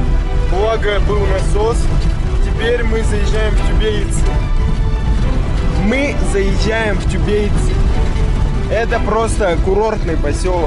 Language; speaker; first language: Russian; native; Russian